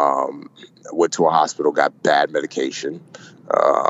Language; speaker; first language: English; native; English